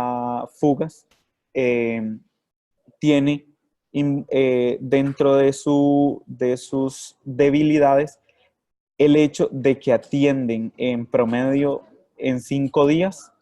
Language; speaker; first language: Spanish; native; Spanish